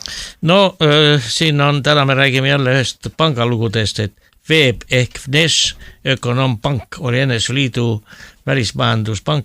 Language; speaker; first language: Estonian; native; Estonian